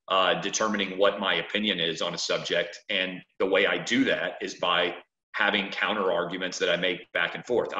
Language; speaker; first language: English; native; English